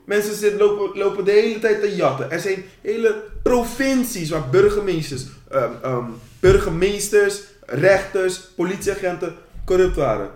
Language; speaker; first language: Dutch; non-native, local second language; Papiamento